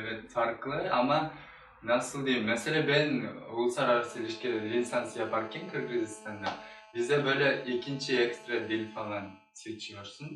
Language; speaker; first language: Turkish; non-native, learner; Kyrgyz